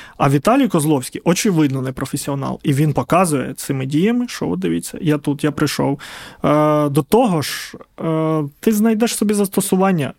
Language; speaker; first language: Ukrainian; non-native, local second language; Russian